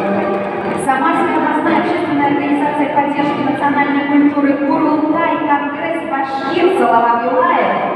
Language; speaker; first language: Russian; native; Russian